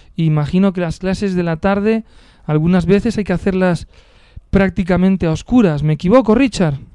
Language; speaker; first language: Spanish; native; Spanish